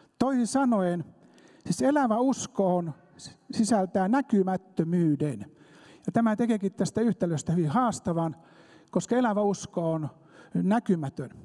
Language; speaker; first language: Finnish; native; Finnish